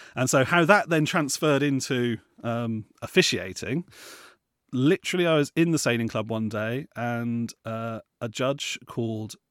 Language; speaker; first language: English; native; English